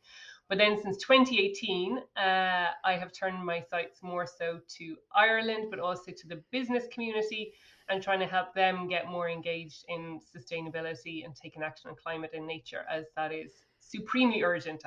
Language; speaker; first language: English; native; English